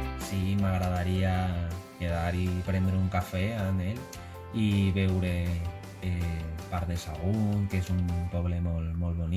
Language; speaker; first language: Catalan; non-native, local second language; Spanish